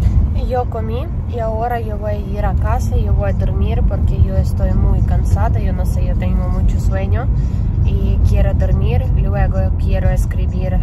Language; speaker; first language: Spanish; non-native, learner; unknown